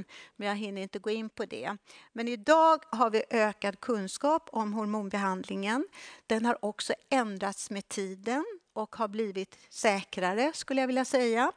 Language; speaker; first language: Swedish; native; Swedish